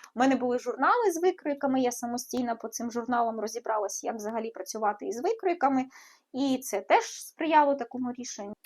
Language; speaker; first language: Ukrainian; non-native, local second language; Russian